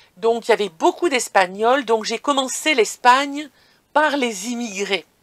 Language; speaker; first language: French; native; French